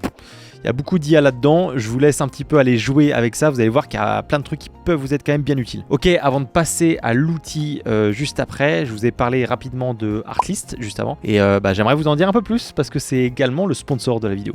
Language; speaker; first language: French; native; French